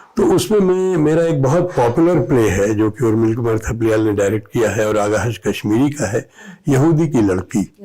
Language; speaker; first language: Hindi; native; Hindi